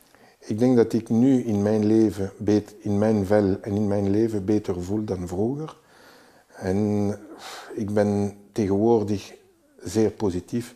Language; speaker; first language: Dutch; non-native, local second language; French